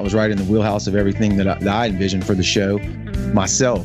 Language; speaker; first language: English; native; English